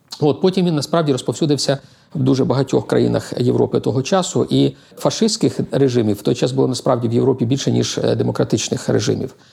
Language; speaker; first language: Ukrainian; native; Ukrainian